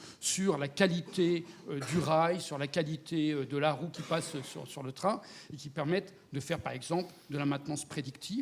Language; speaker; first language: French; native; French